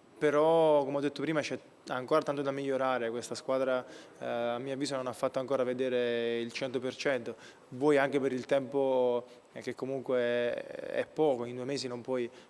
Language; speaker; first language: Italian; native; Italian